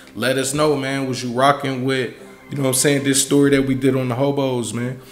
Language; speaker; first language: English; native; English